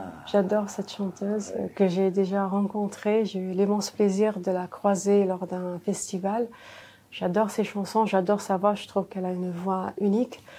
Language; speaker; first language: French; non-native, local second language; Arabic